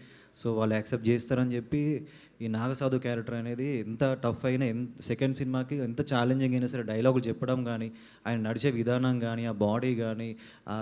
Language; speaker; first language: Telugu; native; Telugu